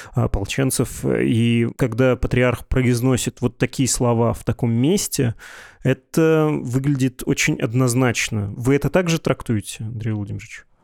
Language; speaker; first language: Russian; native; Russian